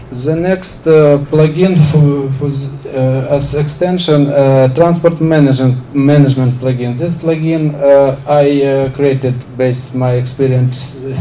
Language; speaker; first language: English; non-native, learner; Ukrainian